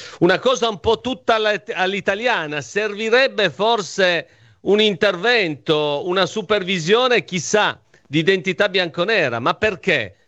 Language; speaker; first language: Italian; native; Italian